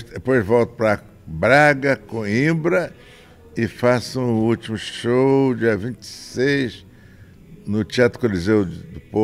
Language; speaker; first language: Portuguese; native; Portuguese